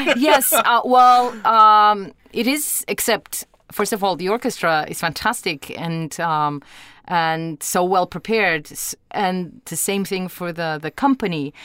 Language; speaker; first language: English; non-native, fluent; Portuguese